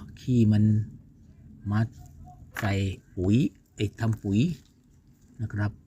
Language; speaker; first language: Thai; native; Thai